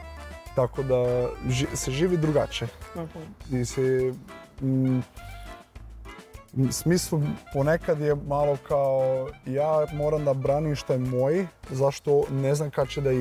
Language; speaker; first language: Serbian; non-native, learner; Portuguese